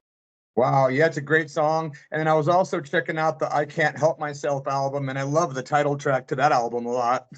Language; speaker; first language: English; native; English